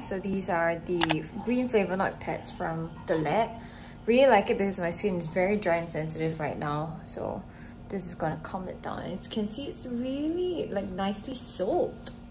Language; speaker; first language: English; native; English